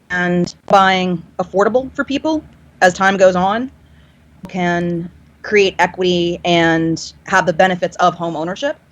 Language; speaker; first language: English; native; English